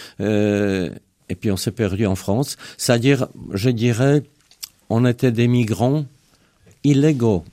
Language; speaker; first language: French; non-native, fluent; Polish